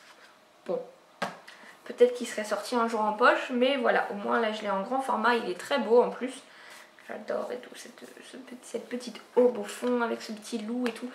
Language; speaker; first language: French; native; French